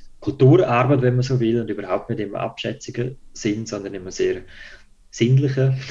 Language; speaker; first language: German; native; German